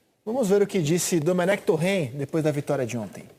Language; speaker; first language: Portuguese; native; Portuguese